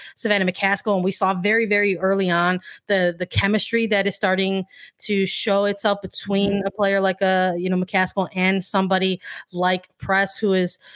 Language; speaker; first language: English; native; English